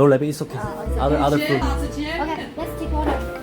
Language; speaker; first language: English; non-native, learner; Korean